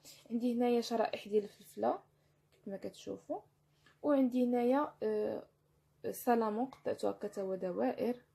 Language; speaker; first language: Arabic; native; Arabic